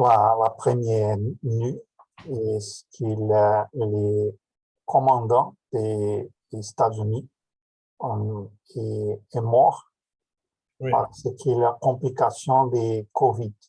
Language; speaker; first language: French; non-native, learner; Portuguese